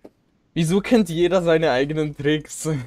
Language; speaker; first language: German; native; German